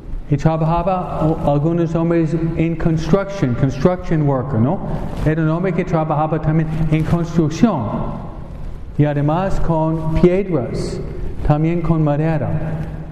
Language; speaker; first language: Spanish; native; Spanish